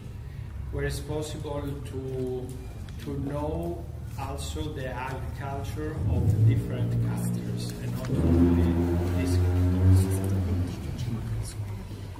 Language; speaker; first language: English; non-native, learner; Italian